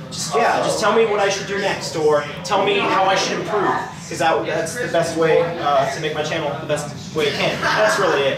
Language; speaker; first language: English; native; English